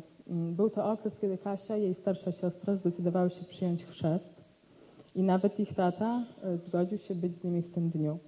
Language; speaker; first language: Polish; native; Polish